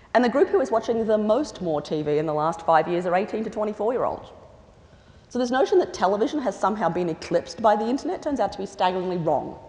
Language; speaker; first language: English; native; English